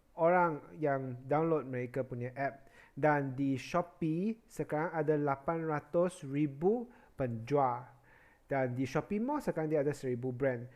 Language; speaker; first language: Malay; non-native, local second language; Chinese